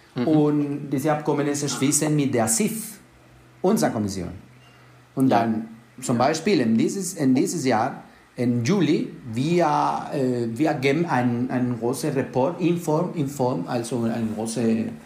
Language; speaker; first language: German; non-native, learner; Spanish